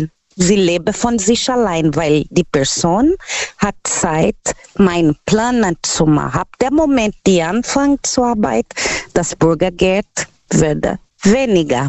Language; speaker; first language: German; non-native, fluent; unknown